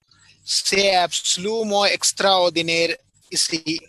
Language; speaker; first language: French; non-native, learner; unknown